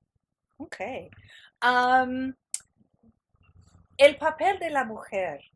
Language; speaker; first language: Spanish; non-native, fluent; English